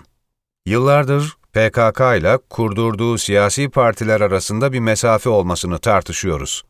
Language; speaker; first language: Turkish; native; Turkish